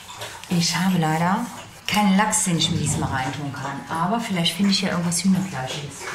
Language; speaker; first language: German; native; German